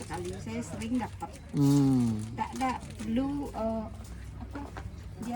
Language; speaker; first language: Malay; non-native, local second language; Balinese